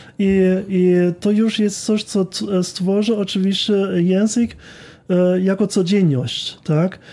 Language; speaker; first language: Polish; non-native, fluent; German